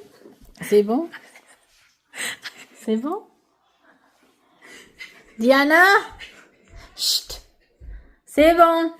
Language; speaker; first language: French; non-native, learner; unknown